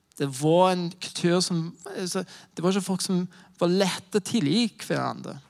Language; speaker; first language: Norwegian; non-native, fluent; English